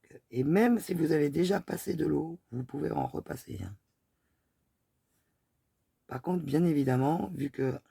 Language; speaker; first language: French; native; French